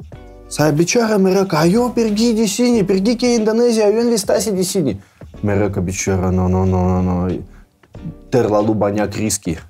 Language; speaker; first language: Indonesian; non-native, learner; Russian